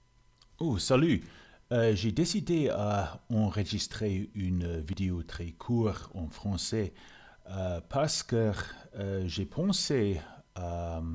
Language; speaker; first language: French; non-native, learner; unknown